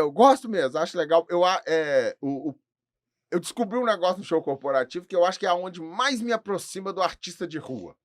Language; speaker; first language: Portuguese; native; Portuguese